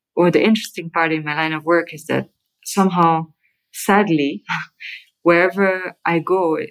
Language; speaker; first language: English; non-native, fluent; French